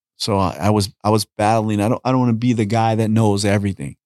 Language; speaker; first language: English; native; English